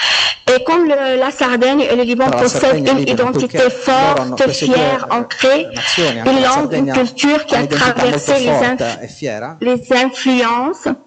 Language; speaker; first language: French; non-native, local second language; Arabic